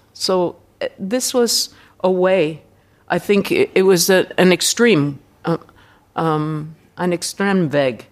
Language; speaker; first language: English; native; English